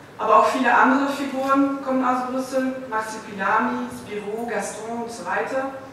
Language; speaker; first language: German; non-native, fluent; Dutch